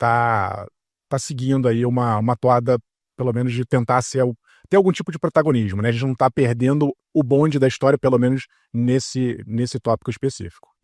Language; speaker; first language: Portuguese; native; Portuguese